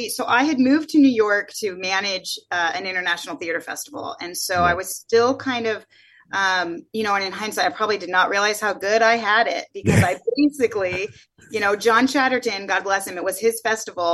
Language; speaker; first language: English; native; English